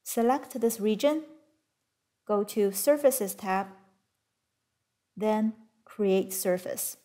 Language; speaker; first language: English; non-native, fluent; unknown